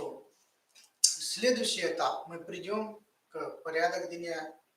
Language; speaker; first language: Russian; non-native, fluent; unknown